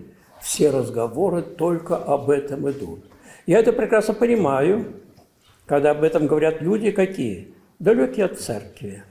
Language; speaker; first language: Russian; native; Russian